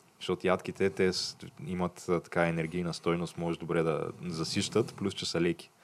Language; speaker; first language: Bulgarian; native; Bulgarian